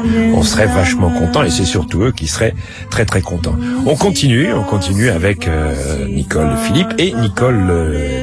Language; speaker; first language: French; native; French